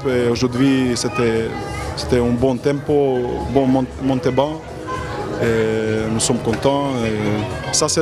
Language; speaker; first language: French; non-native, learner; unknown